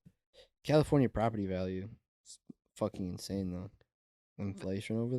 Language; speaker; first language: English; native; English